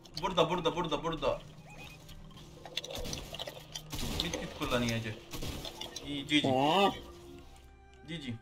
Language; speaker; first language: Turkish; non-native, learner; Arabic